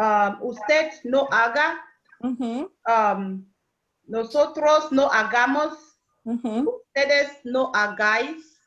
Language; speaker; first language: Spanish; non-native, learner; English